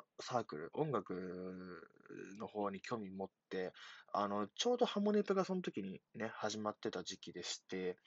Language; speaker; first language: Japanese; native; Japanese